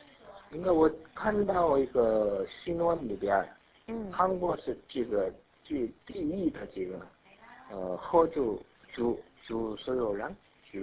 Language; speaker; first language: Chinese; non-native, learner; Korean